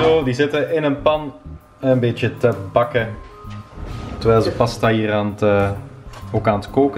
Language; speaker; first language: Dutch; native; Dutch